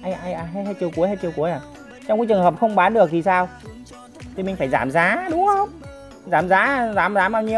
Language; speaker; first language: Vietnamese; native; Vietnamese